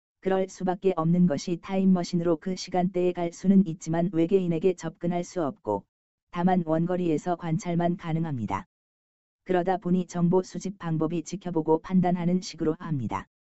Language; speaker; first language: Korean; native; Korean